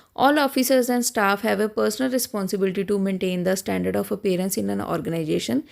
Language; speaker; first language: English; non-native, local second language; Punjabi